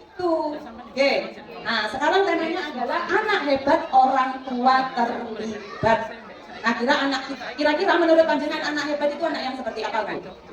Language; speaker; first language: Indonesian; non-native, local second language; Madurese